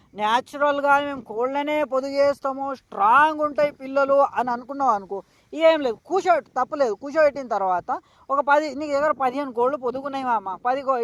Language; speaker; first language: Telugu; native; Telugu